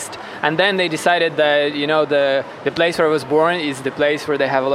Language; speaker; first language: English; non-native, fluent; Ukrainian